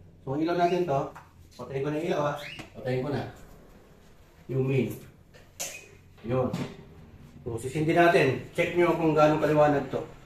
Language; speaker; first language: Filipino; native; Filipino